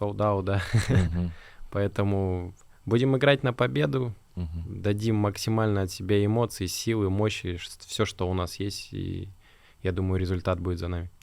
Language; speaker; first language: Russian; native; Russian